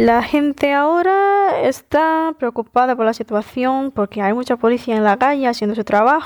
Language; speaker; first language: Spanish; non-native, fluent; Indonesian